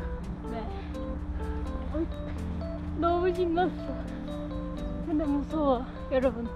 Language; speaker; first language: Korean; non-native, fluent; Turkish